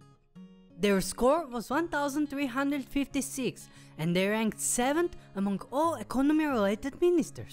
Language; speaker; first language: English; non-native, fluent; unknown